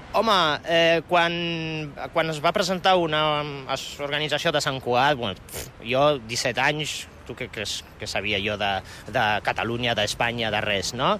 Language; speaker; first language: Catalan; non-native, fluent; Polish